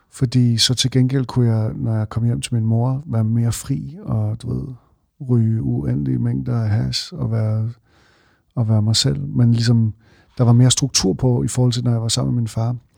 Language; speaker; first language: Danish; native; Danish